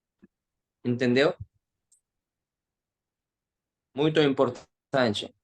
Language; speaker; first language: Portuguese; non-native, learner; Hindi